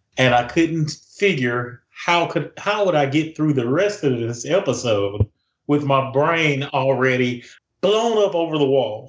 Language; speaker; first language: English; native; English